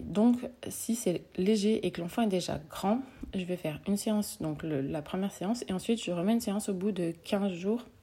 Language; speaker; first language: French; native; French